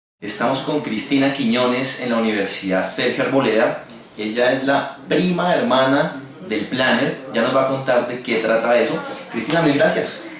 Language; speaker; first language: Spanish; native; Spanish